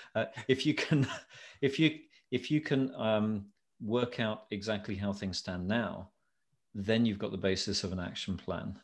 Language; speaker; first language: English; native; English